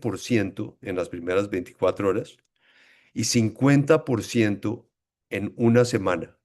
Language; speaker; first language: Spanish; native; Spanish